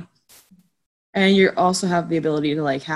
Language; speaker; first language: English; native; English